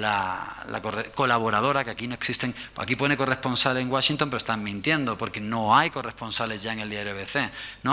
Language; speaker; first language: Spanish; native; Spanish